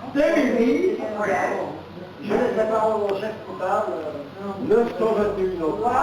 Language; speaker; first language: French; native; French